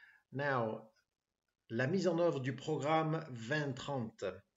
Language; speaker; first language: French; non-native, fluent; English